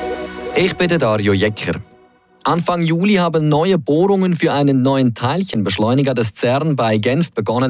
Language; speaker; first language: German; native; German